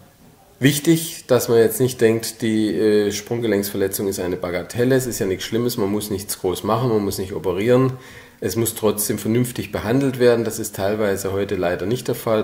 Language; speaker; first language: German; native; German